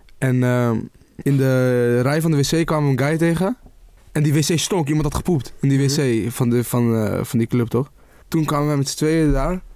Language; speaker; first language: Dutch; early bilingual, other home language; Arabic